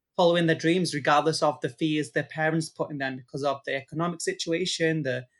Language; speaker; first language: English; native; English